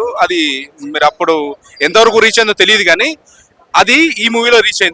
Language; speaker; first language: Telugu; native; Telugu